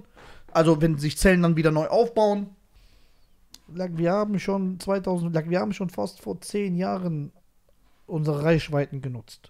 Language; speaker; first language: German; native; German